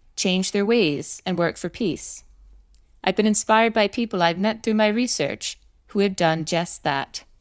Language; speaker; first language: English; native; English